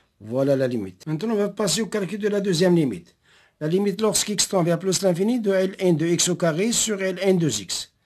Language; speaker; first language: French; non-native, local second language; Arabic